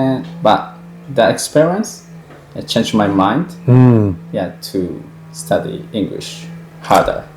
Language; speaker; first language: English; non-native, fluent; Japanese